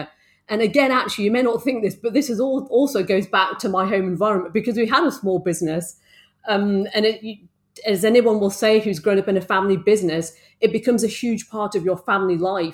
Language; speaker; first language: English; native; English